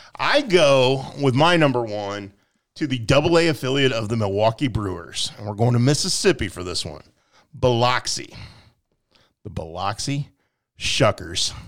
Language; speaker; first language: English; native; English